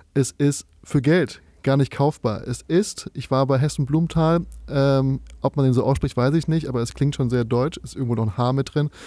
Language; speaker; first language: German; native; German